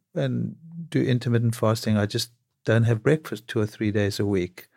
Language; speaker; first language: English; native; English